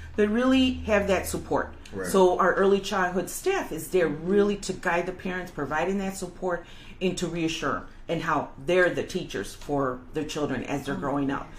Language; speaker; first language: English; early bilingual, other home language; Spanish